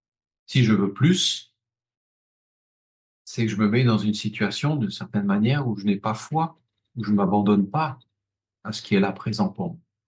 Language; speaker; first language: French; native; French